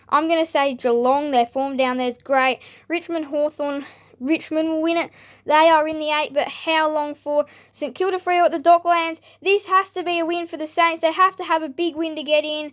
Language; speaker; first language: English; native; English